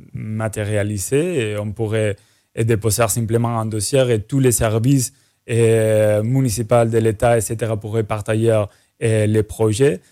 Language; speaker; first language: French; non-native, fluent; Spanish